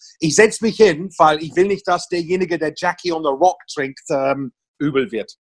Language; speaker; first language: German; non-native, fluent; English